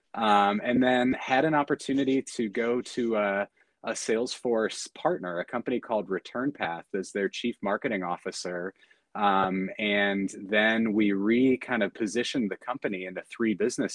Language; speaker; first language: English; native; English